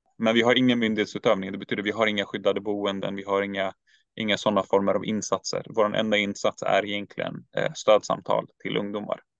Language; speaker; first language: Swedish; early bilingual, other home language; Turkish